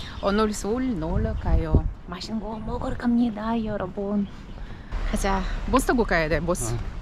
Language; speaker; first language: Korean; non-native, fluent; Ukrainian